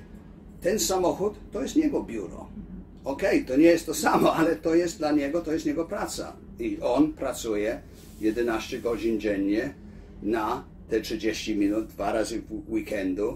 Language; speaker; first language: Polish; early bilingual, heritage; Polish